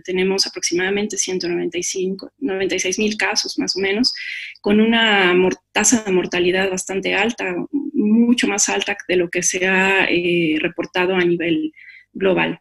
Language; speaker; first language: Spanish; native; Spanish